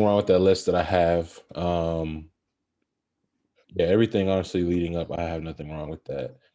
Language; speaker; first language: English; native; English